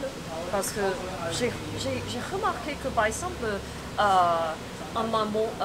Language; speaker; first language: French; non-native, fluent; Chinese